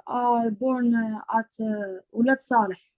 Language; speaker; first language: English; non-native, learner; Arabic